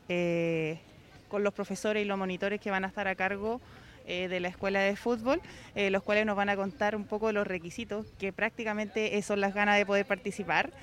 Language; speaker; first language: Spanish; native; Spanish